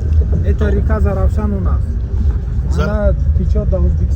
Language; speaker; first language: Russian; non-native, local second language; Tajik